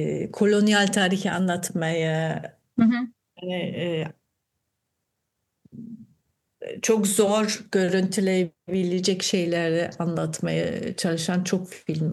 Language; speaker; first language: Turkish; non-native, fluent; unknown